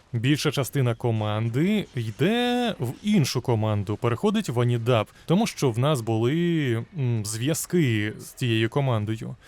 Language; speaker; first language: Ukrainian; non-native, local second language; Russian